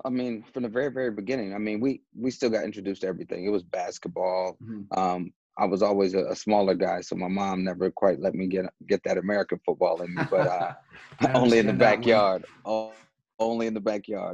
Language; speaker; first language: English; native; English